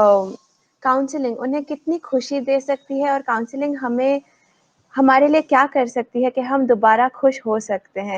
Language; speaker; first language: Hindi; native; Hindi